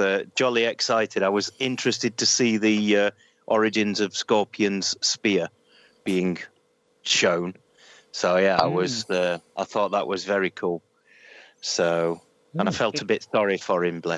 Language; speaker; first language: English; native; English